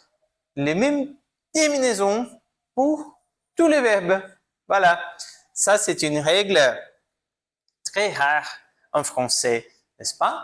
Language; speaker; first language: French; non-native, fluent; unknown